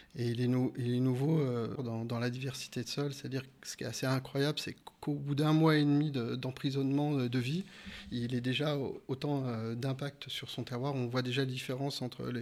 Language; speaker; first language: French; native; French